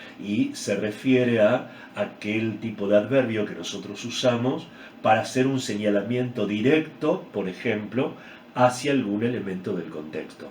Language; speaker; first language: Spanish; native; Spanish